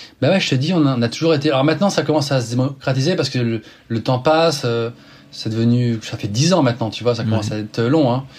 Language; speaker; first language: French; native; French